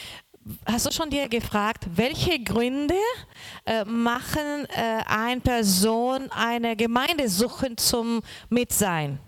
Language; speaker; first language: German; non-native, learner; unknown